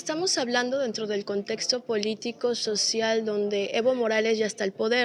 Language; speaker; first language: Spanish; native; Spanish